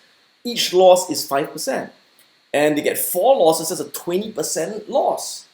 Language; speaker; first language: English; native; English